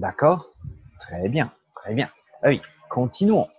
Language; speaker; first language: French; non-native, fluent; Portuguese